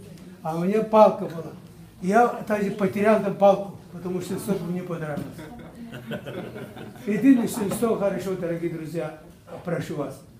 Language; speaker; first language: Russian; non-native, local second language; Tuvinian